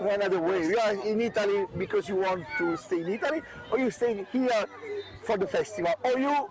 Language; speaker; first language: English; non-native, learner; Italian